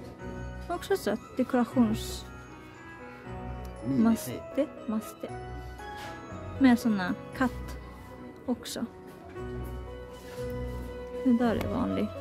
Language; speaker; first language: Swedish; non-native, learner; Japanese